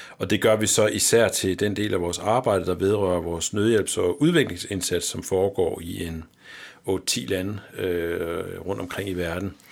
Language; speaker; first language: Danish; native; Danish